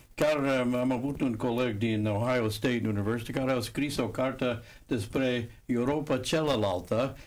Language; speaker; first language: Romanian; non-native, fluent; English